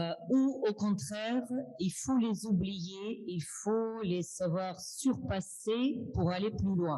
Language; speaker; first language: French; non-native, fluent; Russian